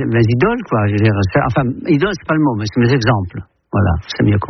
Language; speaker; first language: French; non-native, fluent; Dutch